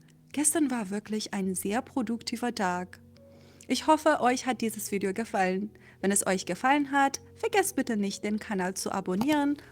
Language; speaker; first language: German; non-native, fluent; Persian